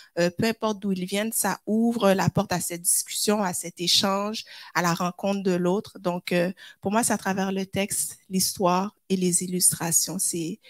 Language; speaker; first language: French; native; French